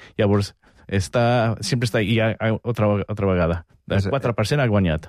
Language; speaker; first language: Catalan; non-native, fluent; English